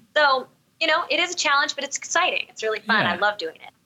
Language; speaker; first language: English; native; English